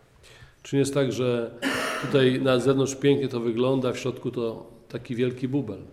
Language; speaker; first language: Polish; native; Polish